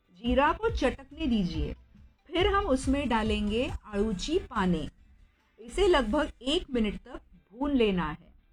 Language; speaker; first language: Hindi; non-native, local second language; Marathi